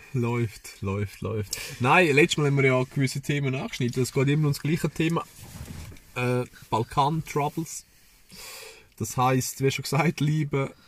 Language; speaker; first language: German; early bilingual, other home language; Serbian